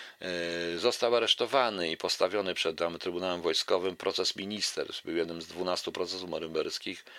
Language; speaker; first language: Polish; native; Polish